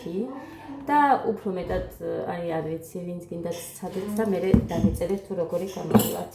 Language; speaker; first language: Georgian; native; Georgian